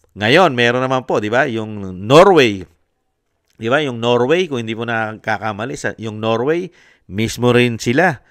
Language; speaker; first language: Filipino; native; Filipino